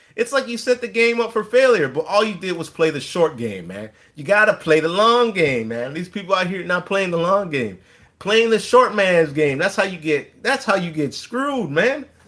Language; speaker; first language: English; native; English